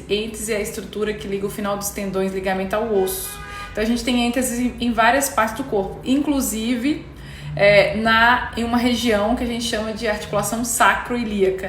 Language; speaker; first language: Portuguese; native; Portuguese